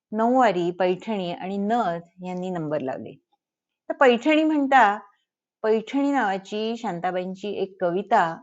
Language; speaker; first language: Marathi; early bilingual, heritage; Marathi